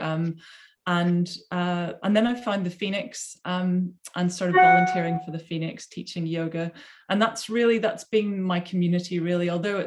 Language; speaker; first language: English; native; English